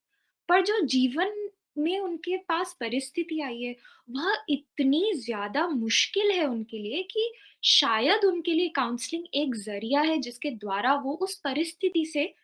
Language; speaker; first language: Hindi; native; Hindi